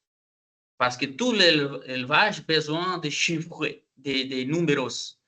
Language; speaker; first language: French; non-native, learner; Portuguese